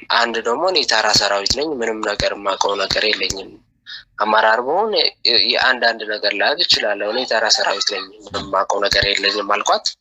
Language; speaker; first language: Amharic; non-native, local second language; Tigrinya